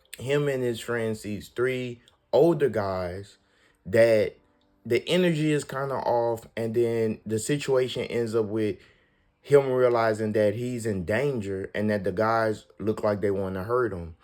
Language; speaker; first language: English; native; English